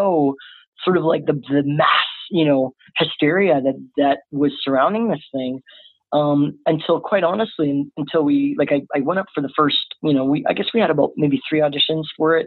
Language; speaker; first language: English; native; English